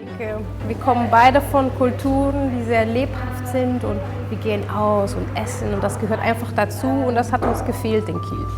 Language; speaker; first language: German; non-native, fluent; Dutch